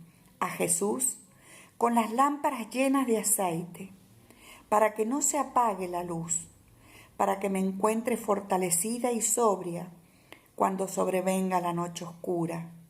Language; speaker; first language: Spanish; native; Spanish